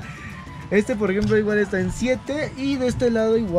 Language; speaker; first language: Spanish; native; Spanish